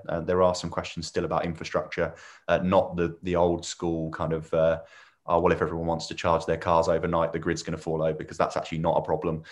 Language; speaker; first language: English; native; English